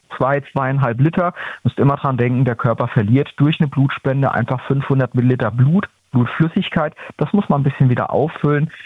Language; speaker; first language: German; native; German